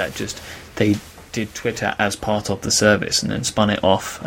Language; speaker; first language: English; native; English